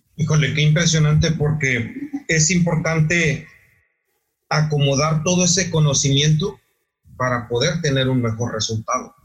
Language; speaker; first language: Portuguese; non-native, learner; Spanish